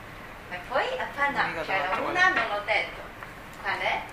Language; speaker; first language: Italian; non-native, learner; Chinese